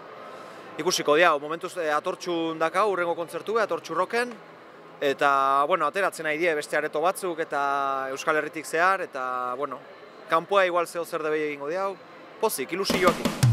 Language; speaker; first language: Basque; native; Basque